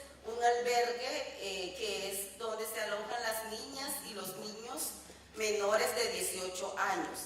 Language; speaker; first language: Spanish; native; Spanish